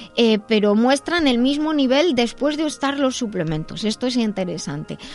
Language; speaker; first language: Spanish; native; Spanish